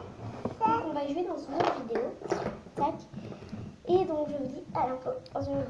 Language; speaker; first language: French; native; French